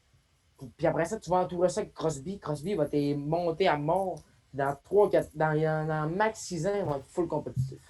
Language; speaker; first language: French; native; French